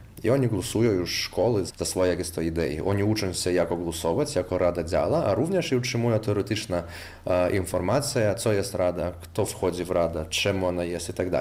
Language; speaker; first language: Polish; non-native, local second language; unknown